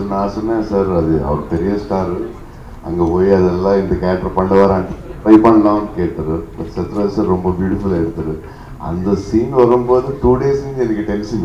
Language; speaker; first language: Tamil; non-native, local second language; Telugu